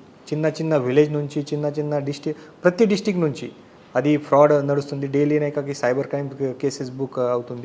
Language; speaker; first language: Telugu; non-native, learner; Marathi